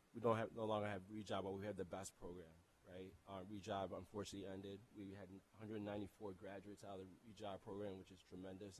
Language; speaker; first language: English; non-native, local second language; Akan